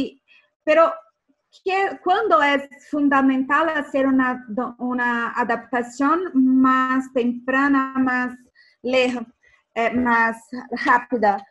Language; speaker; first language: Spanish; non-native, fluent; Portuguese